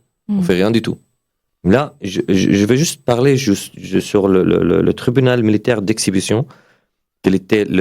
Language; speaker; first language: French; non-native, learner; Arabic